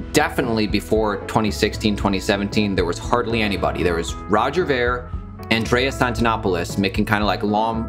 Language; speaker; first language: English; native; English